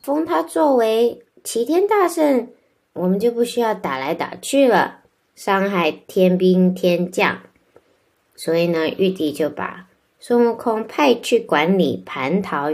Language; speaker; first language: Chinese; native; Chinese